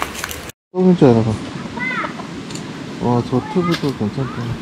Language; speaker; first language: Korean; native; Korean